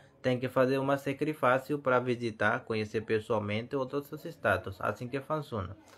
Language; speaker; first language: Portuguese; non-native, learner; Hindi